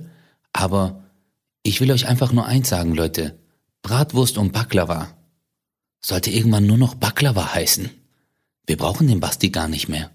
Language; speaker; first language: German; early bilingual, other home language; Turkish